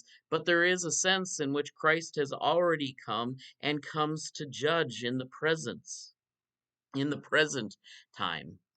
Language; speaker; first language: English; native; English